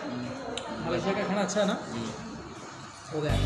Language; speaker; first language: Hindi; non-native, learner; Bangla